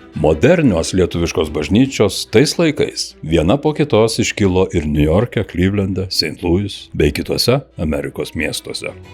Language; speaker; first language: Lithuanian; native; Lithuanian